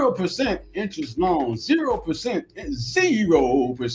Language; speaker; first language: English; native; English